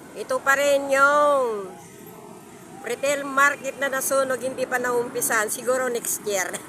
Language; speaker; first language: Filipino; native; Filipino